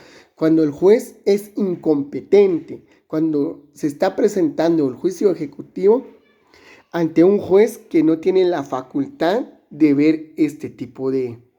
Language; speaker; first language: Spanish; native; Spanish